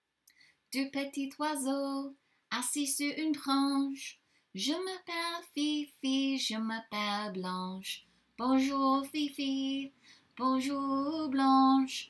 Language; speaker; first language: French; non-native, learner; English